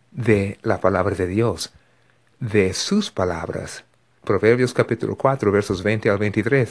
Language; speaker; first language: Spanish; non-native, fluent; English